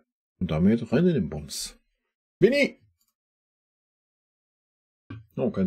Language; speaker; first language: German; native; German